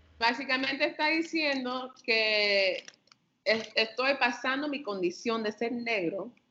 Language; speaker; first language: Spanish; early bilingual, heritage; Spanish